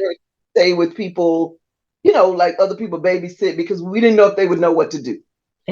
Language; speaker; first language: English; native; English